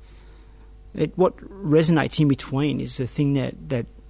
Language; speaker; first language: English; native; English